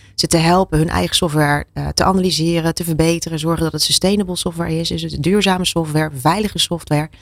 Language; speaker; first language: Dutch; native; Dutch